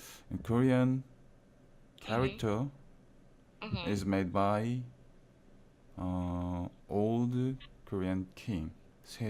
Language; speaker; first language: English; non-native, learner; Korean